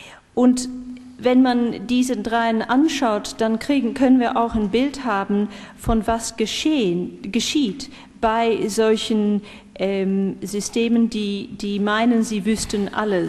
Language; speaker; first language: German; non-native, fluent; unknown